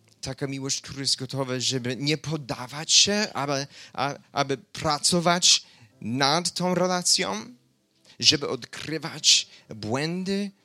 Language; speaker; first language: Polish; non-native, fluent; English